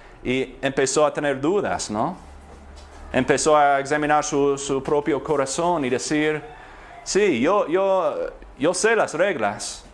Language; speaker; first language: Spanish; non-native, fluent; English